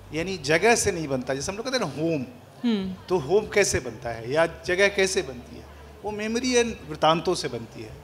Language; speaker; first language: Hindi; native; Hindi